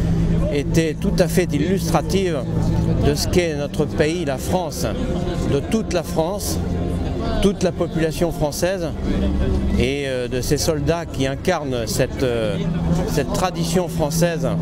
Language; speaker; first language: French; native; French